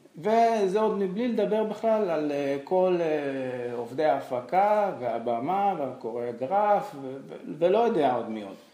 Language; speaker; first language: Hebrew; native; Hebrew